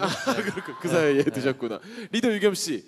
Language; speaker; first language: Korean; native; Korean